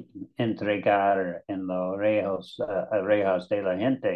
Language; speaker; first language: Spanish; non-native, learner; English